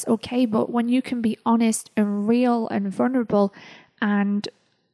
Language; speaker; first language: English; native; English